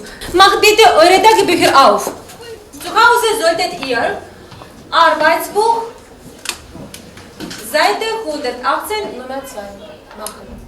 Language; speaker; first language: German; non-native, fluent; Russian